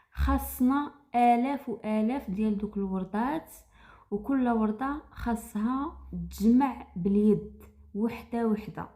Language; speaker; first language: Arabic; native; Arabic